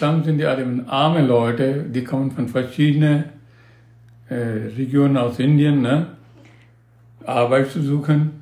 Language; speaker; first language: German; non-native, learner; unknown